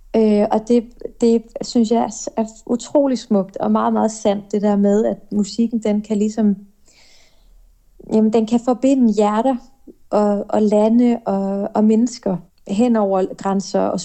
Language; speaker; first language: Danish; native; Danish